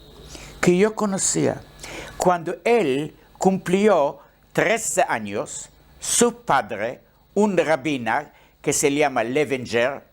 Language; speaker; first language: Spanish; non-native, learner; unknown